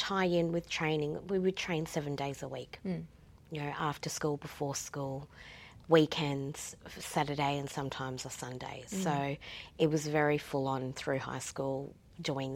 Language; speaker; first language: English; native; English